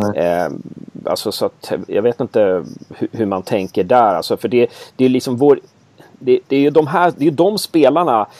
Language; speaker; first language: Swedish; native; Swedish